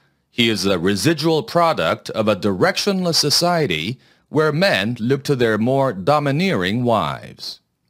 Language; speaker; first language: English; non-native, fluent; Korean